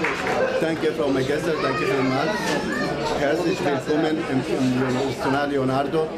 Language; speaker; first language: German; non-native, fluent; Italian